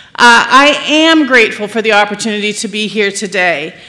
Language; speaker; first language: English; native; English